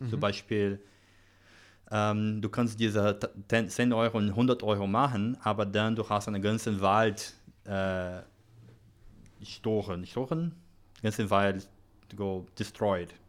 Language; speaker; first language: German; non-native, learner; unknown